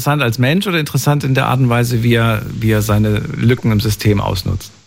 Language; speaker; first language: German; native; German